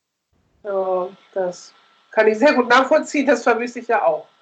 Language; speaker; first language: German; native; German